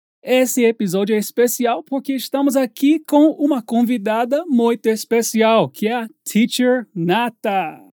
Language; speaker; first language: Portuguese; non-native, fluent; English